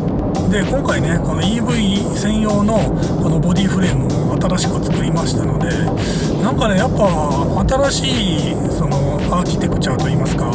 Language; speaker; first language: Japanese; native; Japanese